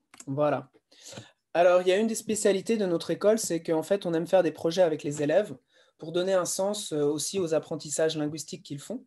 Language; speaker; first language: French; native; French